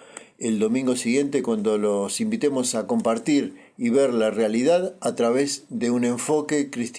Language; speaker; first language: Spanish; native; Spanish